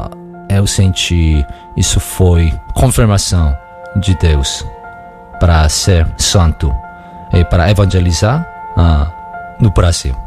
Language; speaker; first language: Portuguese; non-native, learner; Korean